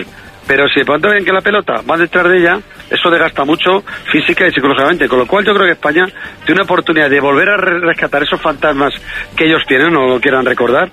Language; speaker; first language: Spanish; native; Spanish